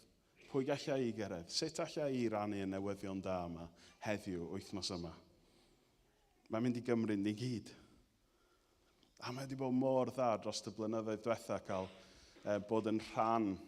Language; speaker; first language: Welsh; native; Welsh